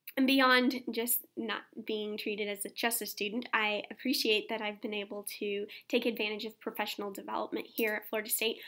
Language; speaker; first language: English; native; English